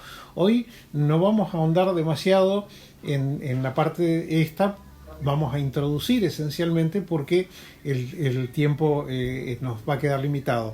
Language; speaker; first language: Spanish; native; Spanish